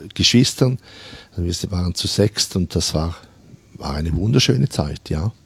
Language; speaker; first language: German; native; German